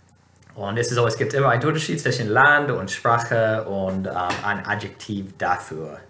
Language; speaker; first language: German; non-native, fluent; English